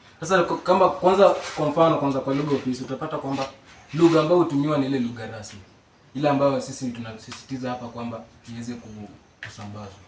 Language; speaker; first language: Swahili; non-native, local second language; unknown